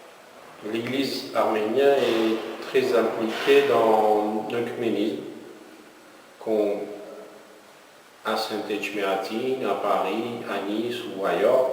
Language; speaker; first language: French; non-native, fluent; Armenian